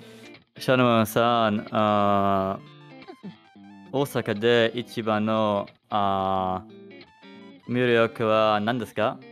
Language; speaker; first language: Japanese; non-native, learner; German